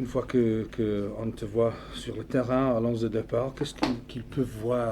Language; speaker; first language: French; non-native, fluent; English